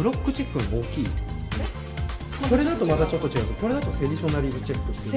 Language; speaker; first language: Japanese; native; Japanese